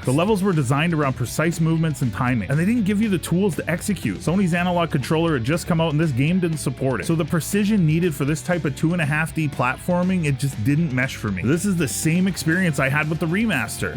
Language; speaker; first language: English; native; English